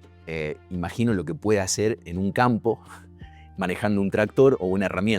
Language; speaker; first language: Spanish; native; Spanish